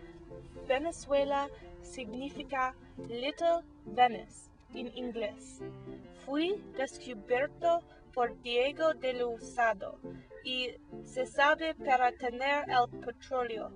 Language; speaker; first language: Spanish; non-native, learner; English